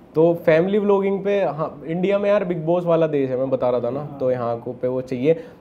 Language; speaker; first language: Hindi; native; Hindi